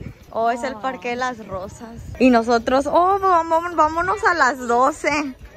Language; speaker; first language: Spanish; early bilingual, heritage; Spanish